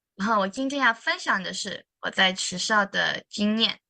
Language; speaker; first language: Chinese; early bilingual, heritage; Chinese